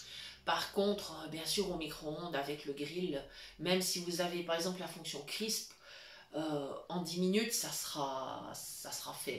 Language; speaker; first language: French; native; French